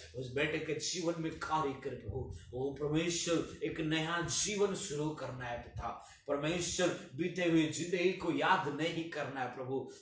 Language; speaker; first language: Hindi; non-native, local second language; Telugu